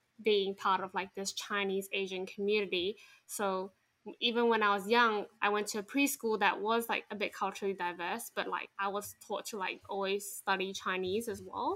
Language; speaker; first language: English; non-native, local second language; Chinese